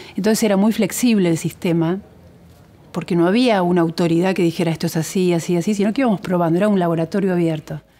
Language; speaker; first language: Spanish; native; Spanish